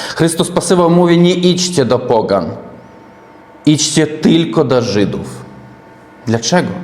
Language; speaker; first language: Polish; non-native, learner; Russian